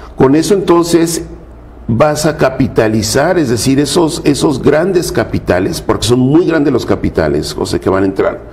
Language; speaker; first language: Spanish; native; Spanish